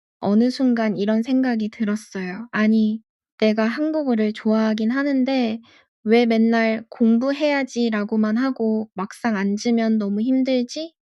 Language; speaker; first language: Korean; non-native, fluent; Arabic